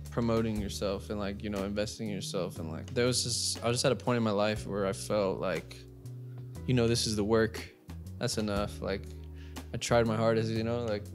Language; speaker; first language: English; native; English